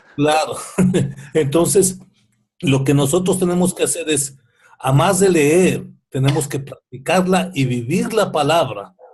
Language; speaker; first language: Spanish; native; Spanish